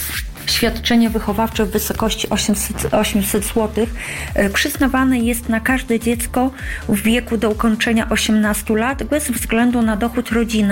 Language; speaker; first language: Polish; native; Polish